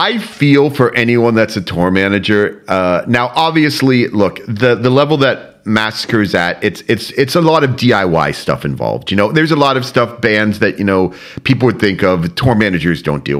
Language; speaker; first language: English; native; English